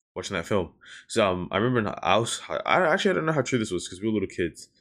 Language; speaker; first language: English; native; English